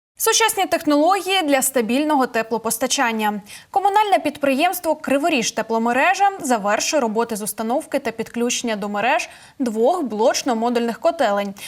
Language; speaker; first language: Ukrainian; native; Ukrainian